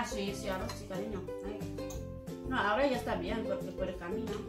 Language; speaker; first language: Spanish; non-native, learner; Indonesian